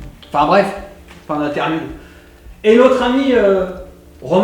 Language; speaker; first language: French; native; French